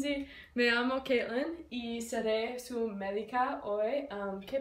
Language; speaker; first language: Spanish; non-native, learner; English